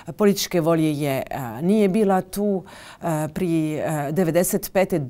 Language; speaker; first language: Bosnian; non-native, fluent; French